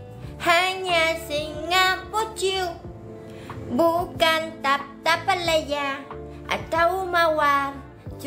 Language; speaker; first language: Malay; non-native, learner; Vietnamese